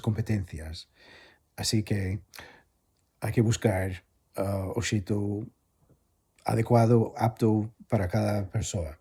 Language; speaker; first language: Galician; non-native, fluent; English